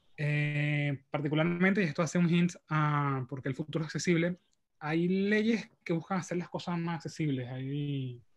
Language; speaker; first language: Spanish; native; Spanish